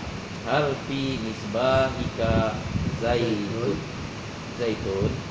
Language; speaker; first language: Arabic; non-native, learner; Indonesian